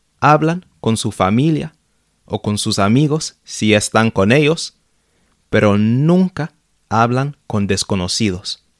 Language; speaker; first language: Spanish; non-native, fluent; English